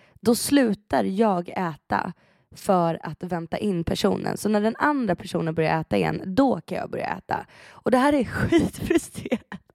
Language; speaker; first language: Swedish; early bilingual, other home language; Persian